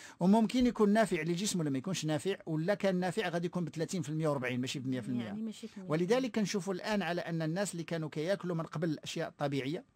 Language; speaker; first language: Arabic; native; Arabic